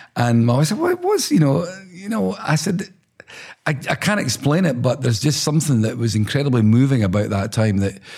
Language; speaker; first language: English; native; English